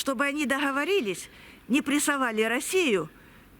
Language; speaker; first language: Russian; native; Russian